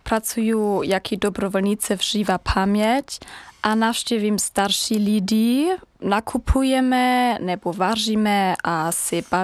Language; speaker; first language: Czech; non-native, learner; German